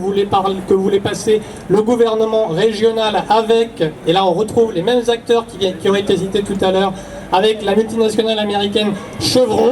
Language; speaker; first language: French; native; French